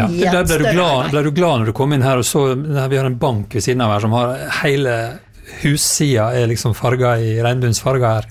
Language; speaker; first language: Norwegian; native; Norwegian